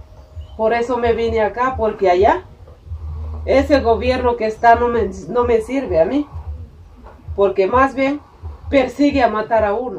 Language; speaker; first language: Spanish; non-native, local second language; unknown